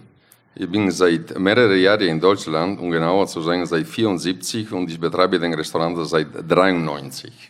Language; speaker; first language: German; non-native, fluent; Italian